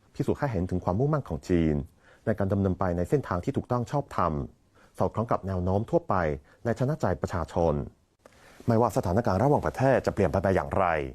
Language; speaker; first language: Thai; non-native, fluent; Chinese